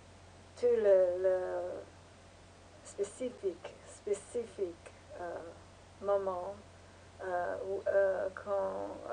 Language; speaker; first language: French; non-native, learner; English